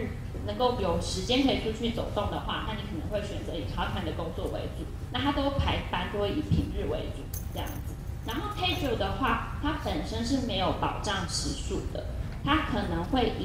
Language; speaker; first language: Chinese; native; Chinese